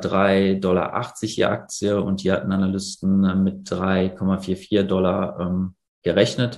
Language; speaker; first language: German; native; German